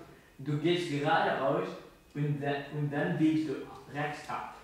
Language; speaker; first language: German; non-native, learner; Dutch